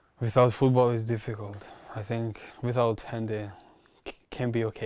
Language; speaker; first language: English; non-native, learner; Albanian